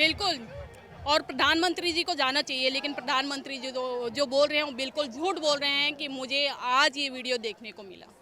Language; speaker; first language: Hindi; native; Hindi